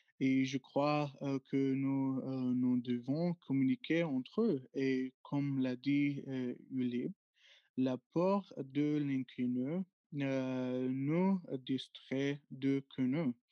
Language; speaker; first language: French; non-native, fluent; Arabic